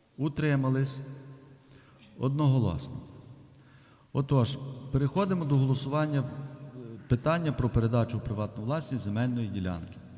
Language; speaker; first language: Ukrainian; native; Ukrainian